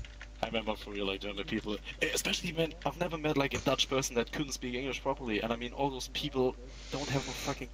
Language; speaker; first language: English; non-native, fluent; German